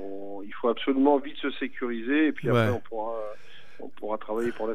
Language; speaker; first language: French; native; French